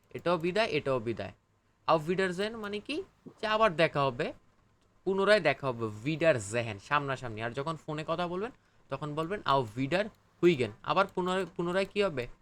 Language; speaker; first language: Bangla; native; Bangla